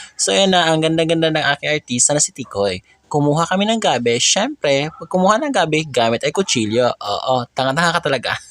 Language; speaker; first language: Filipino; non-native, local second language; Cebuano